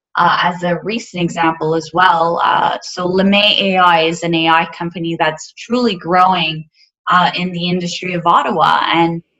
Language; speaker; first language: English; native; English